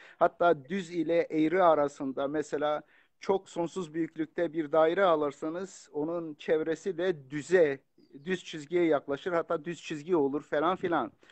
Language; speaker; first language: Turkish; non-native, local second language; Kurdish